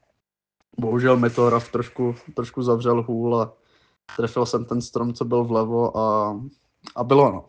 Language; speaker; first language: Czech; native; Czech